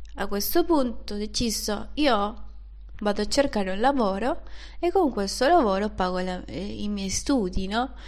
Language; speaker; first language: Italian; non-native, fluent; Spanish